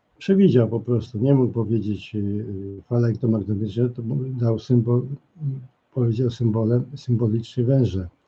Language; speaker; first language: Polish; native; Polish